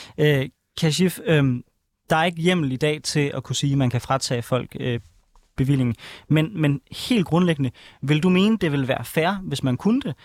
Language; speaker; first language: Danish; native; Danish